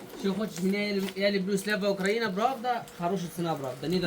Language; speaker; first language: Russian; non-native, learner; Arabic